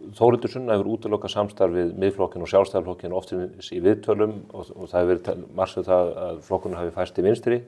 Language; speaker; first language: Icelandic; native; Icelandic